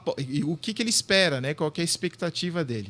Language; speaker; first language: Portuguese; native; Portuguese